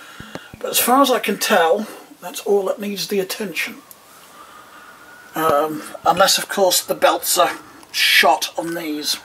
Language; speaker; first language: English; native; English